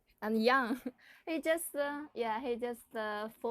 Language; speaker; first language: English; non-native, learner; Chinese